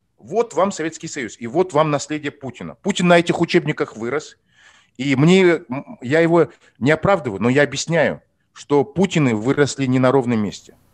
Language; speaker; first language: Russian; non-native, local second language; Kazakh